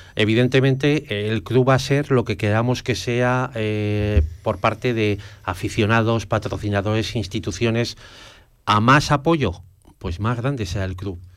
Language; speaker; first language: Spanish; native; Spanish